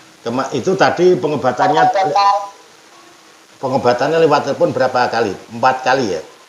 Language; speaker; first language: Indonesian; non-native, local second language; Javanese